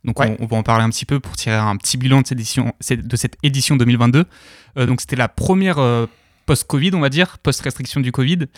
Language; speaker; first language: French; native; French